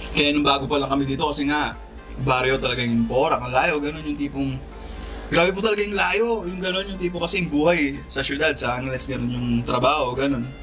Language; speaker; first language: Filipino; non-native, local second language; Pampanga